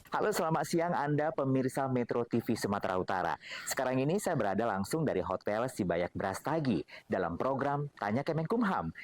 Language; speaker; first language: Indonesian; native; Indonesian